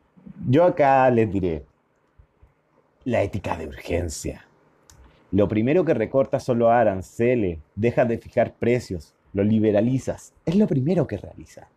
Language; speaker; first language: Spanish; native; Spanish